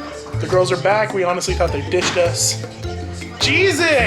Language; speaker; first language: English; native; English